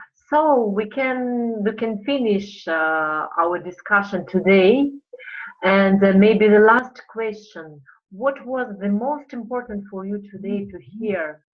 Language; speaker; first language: English; non-native, fluent; Russian